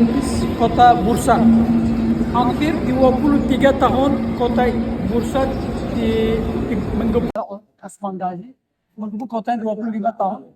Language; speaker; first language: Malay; non-native, fluent; Turkish